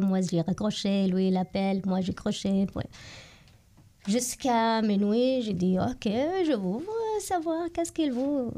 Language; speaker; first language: French; non-native, learner; Arabic